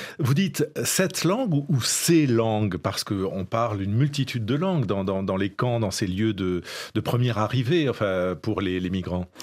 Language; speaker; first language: French; native; French